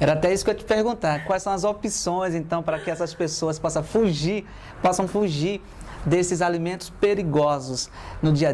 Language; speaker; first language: Portuguese; native; Portuguese